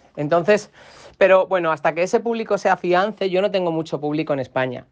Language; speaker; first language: Spanish; native; Spanish